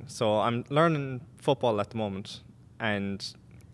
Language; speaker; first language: English; native; English